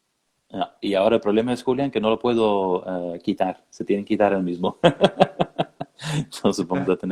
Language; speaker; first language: Spanish; non-native, fluent; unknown